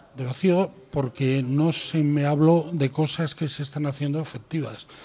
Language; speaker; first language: Spanish; native; Spanish